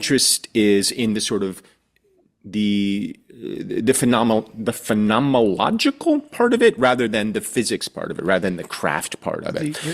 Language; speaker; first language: English; native; English